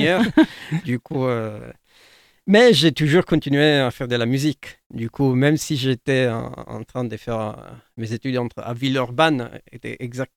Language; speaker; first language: French; non-native, fluent; Italian